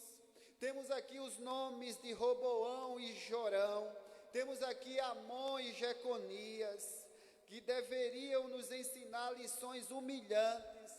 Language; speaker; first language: Portuguese; native; Portuguese